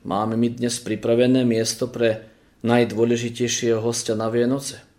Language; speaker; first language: Slovak; early bilingual, heritage; Slovak